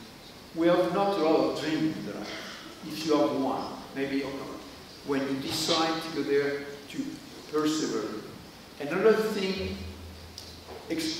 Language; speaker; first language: English; non-native, learner; French